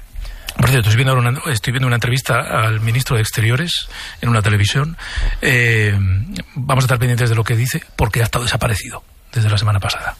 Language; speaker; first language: Spanish; native; Spanish